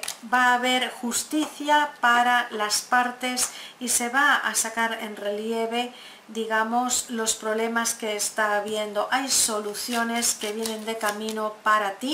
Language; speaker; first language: Spanish; native; Spanish